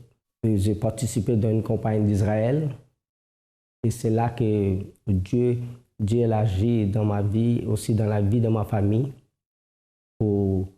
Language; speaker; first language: French; non-native, fluent; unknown